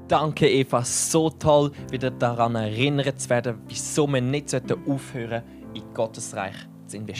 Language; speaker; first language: German; native; German